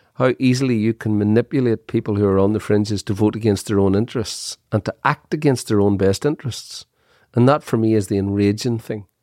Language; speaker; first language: English; native; English